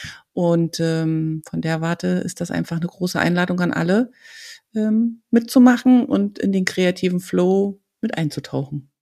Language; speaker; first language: German; native; German